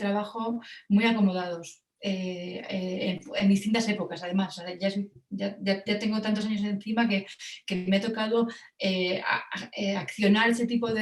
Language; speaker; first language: Spanish; native; Spanish